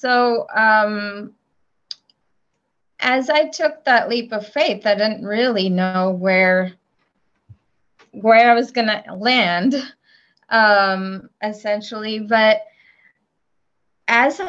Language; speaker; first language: English; non-native, local second language; Gujarati